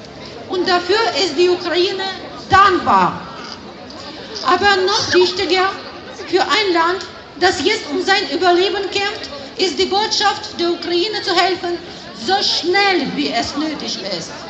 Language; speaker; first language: German; non-native, fluent; Ukrainian